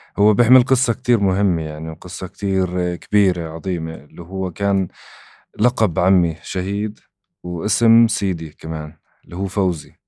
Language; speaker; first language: Arabic; native; Arabic